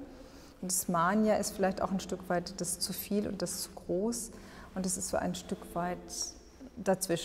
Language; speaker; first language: German; native; German